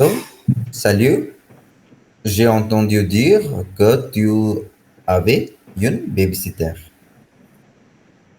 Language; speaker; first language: French; non-native, fluent; Hindi